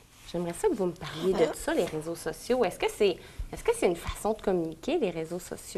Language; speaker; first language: French; native; French